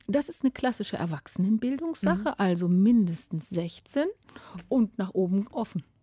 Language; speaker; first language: German; native; German